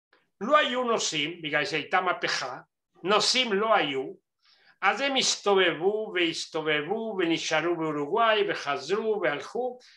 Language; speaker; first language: Hebrew; non-native, fluent; Spanish